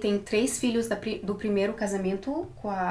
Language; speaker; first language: Portuguese; early bilingual, heritage; Portuguese